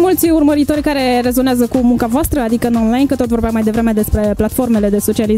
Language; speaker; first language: Romanian; native; Romanian